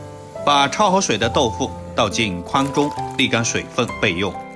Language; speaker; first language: Chinese; native; Chinese